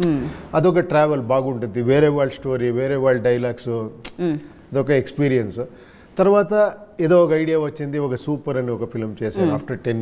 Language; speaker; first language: Telugu; non-native, local second language; Kannada